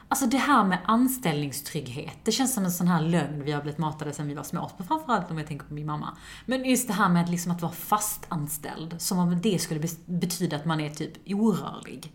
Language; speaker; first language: Swedish; early bilingual, other home language; Persian